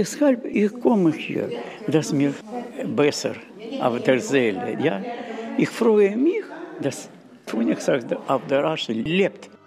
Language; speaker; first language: German; non-native, learner; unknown